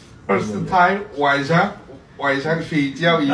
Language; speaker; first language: Chinese; non-native, learner; Turkmen